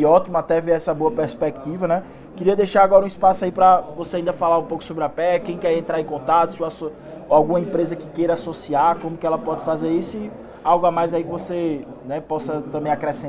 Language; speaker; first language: Portuguese; native; Portuguese